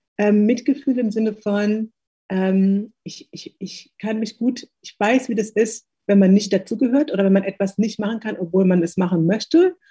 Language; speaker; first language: German; early bilingual, other home language; Tigrinya